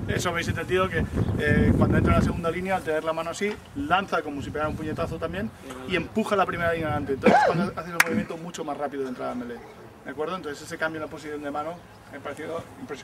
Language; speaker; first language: Spanish; native; Spanish